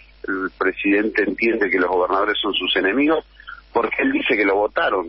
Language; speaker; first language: Spanish; native; Spanish